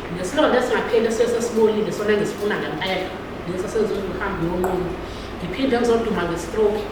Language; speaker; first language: Zulu; non-native, local second language; Xhosa